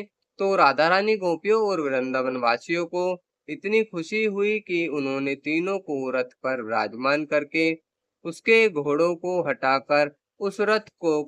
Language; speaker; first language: Hindi; native; Hindi